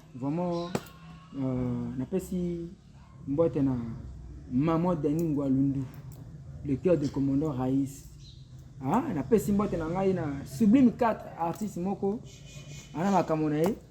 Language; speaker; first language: Lingala; native; Lingala